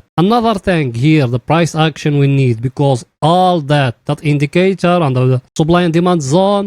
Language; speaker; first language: English; non-native, fluent; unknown